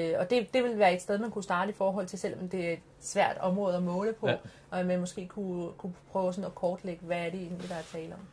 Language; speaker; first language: Danish; early bilingual, other home language; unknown